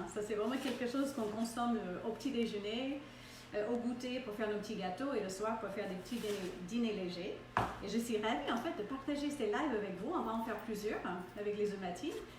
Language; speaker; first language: French; non-native, fluent; English